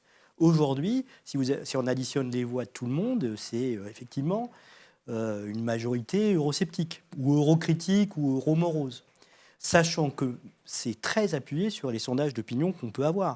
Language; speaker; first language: French; native; French